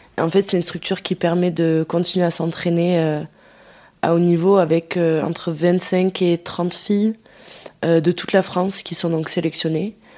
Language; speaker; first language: French; early bilingual, other home language; Dutch